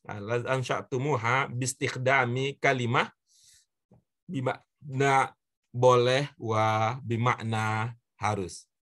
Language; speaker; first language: Arabic; non-native, learner; Indonesian